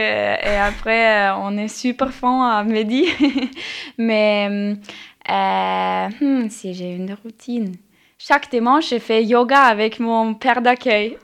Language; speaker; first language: French; non-native, learner; Norwegian